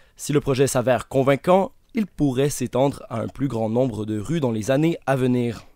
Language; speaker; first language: French; native; French